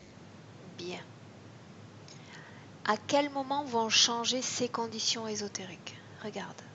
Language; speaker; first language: French; native; French